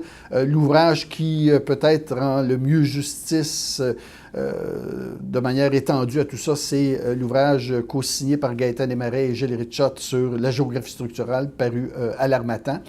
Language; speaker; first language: French; native; French